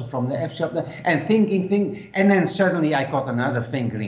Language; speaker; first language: English; non-native, fluent; Dutch